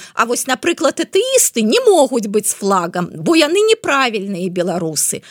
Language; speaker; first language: Belarusian; non-native, local second language; Russian